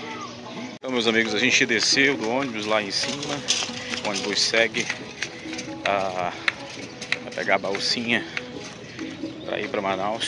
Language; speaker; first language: Portuguese; native; Portuguese